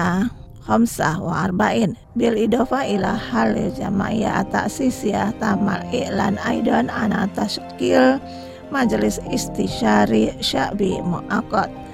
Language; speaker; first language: Arabic; non-native, fluent; Indonesian